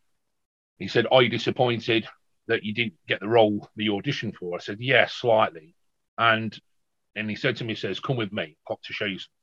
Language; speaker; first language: English; native; English